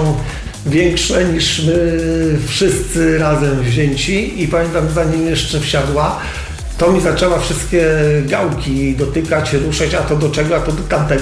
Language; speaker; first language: Polish; native; Polish